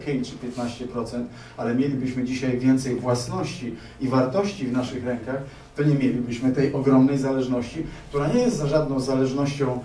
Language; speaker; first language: Polish; native; Polish